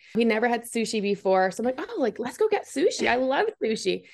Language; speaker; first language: English; native; English